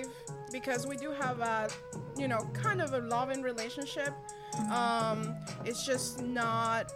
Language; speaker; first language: English; non-native, fluent; Spanish